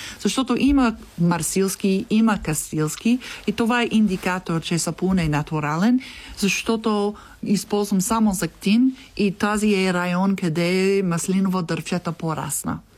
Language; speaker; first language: Bulgarian; non-native, learner; English